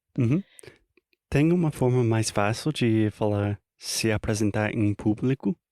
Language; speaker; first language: Portuguese; non-native, fluent; English